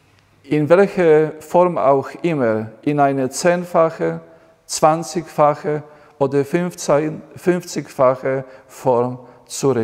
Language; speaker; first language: German; non-native, fluent; Polish